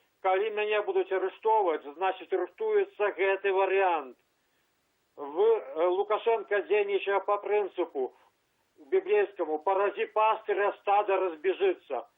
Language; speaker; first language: Belarusian; native; Belarusian